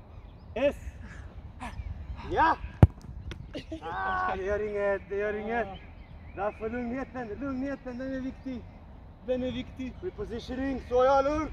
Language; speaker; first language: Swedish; non-native, learner; Serbian